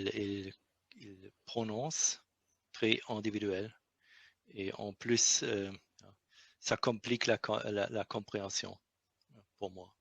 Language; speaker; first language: French; non-native, learner; German